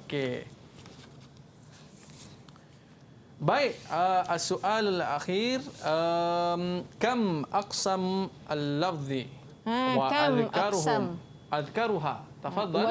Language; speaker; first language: Arabic; non-native, learner; Malay